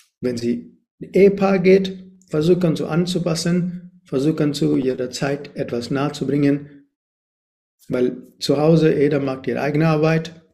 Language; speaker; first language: German; non-native, learner; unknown